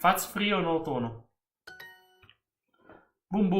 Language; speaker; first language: Portuguese; non-native, learner; Italian